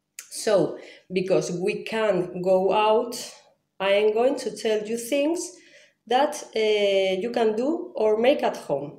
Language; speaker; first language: English; non-native, fluent; Spanish